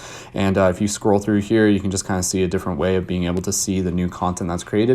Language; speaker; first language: English; native; English